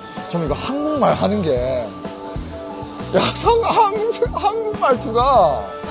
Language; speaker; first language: Korean; native; Korean